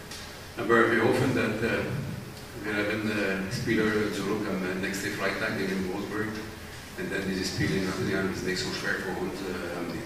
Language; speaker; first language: German; non-native, learner; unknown